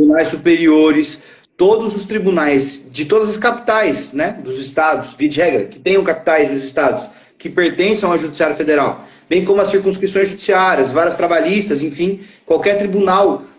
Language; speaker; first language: Portuguese; native; Portuguese